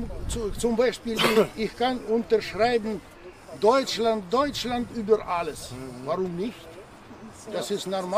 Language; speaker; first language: German; non-native, learner; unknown